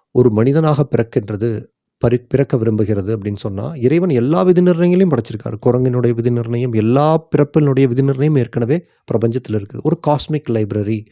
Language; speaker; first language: Tamil; native; Tamil